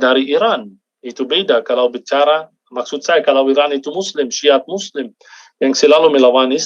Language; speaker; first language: Indonesian; non-native, fluent; Arabic